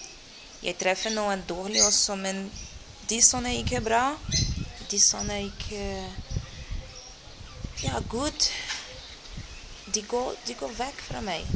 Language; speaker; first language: Norwegian; non-native, learner; Portuguese